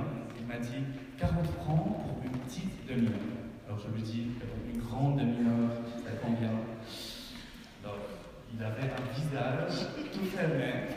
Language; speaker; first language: French; non-native, fluent; Arabic